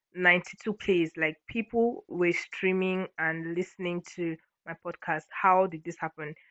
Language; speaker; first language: English; non-native, local second language; Ibibio